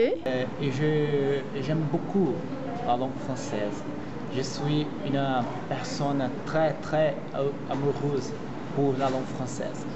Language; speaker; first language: French; non-native, learner; Portuguese